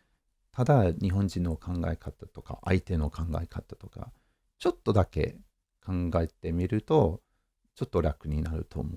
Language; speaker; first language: Japanese; non-native, fluent; English